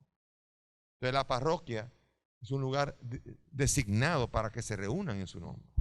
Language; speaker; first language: Spanish; native; Spanish